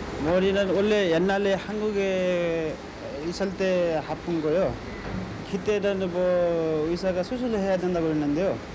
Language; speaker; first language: Korean; non-native, learner; Nepali